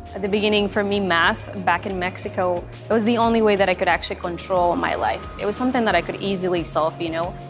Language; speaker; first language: English; non-native, fluent; Spanish